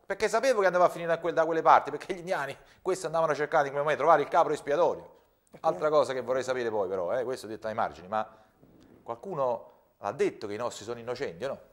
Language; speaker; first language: Italian; native; Italian